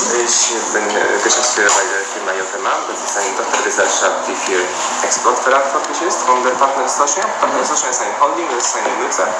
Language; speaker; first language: German; non-native, fluent; Polish